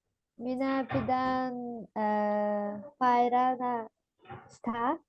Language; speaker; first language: Finnish; non-native, learner; Russian